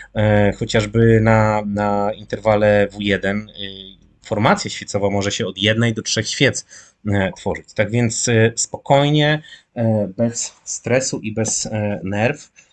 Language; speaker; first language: Polish; native; Polish